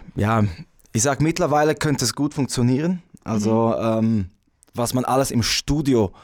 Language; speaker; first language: German; non-native, local second language; Romansh